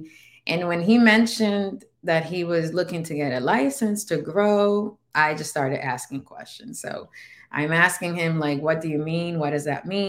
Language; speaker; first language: English; non-native, fluent; Spanish